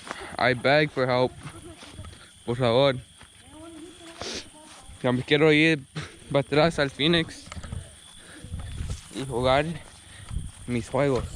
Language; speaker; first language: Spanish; early bilingual, other home language; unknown